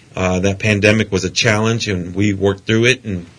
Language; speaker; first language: English; native; English